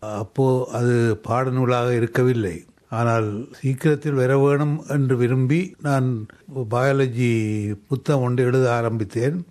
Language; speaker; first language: Tamil; native; Tamil